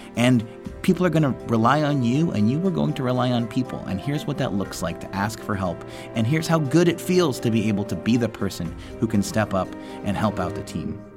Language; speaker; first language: English; native; English